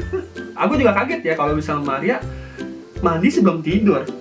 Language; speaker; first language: Indonesian; native; Indonesian